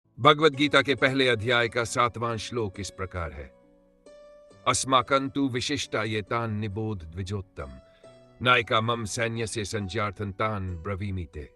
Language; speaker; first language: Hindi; native; Hindi